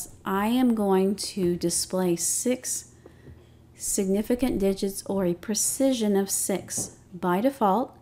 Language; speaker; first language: English; native; English